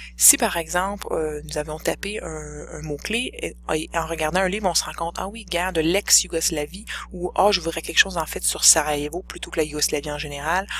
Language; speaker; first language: French; native; French